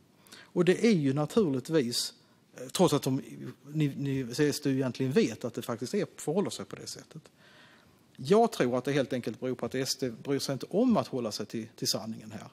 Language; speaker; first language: Swedish; native; Swedish